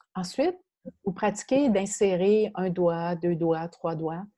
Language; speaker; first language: French; native; French